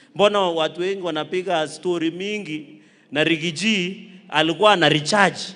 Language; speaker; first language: Swahili; non-native, local second language; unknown